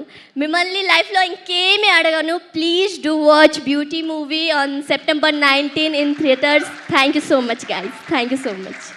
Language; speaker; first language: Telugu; early bilingual, heritage; Telugu